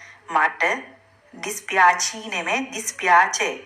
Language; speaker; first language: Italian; non-native, fluent; Sinhala